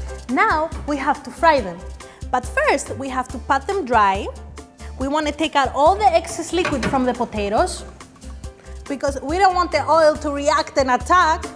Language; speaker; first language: English; non-native, fluent; Greek